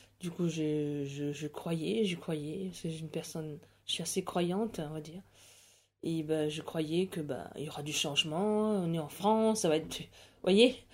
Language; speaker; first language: French; non-native, local second language; Morisyen